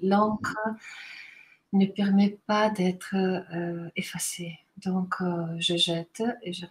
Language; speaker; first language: French; non-native, fluent; Italian